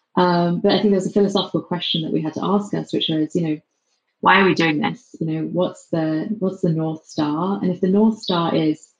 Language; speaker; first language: English; native; English